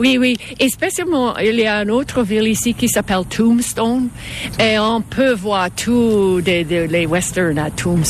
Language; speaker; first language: French; non-native, fluent; English